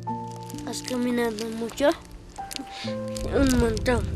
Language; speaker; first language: Spanish; non-native, local second language; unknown